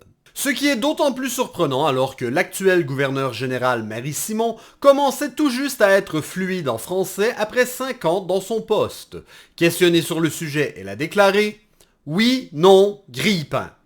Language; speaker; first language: French; native; French